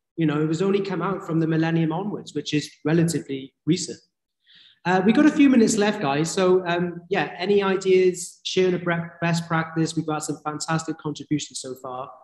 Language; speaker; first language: English; native; English